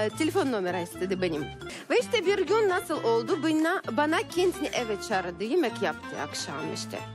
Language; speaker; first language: Turkish; non-native, learner; Ukrainian